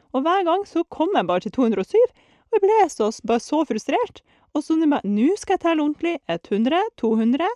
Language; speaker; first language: Norwegian; native; Norwegian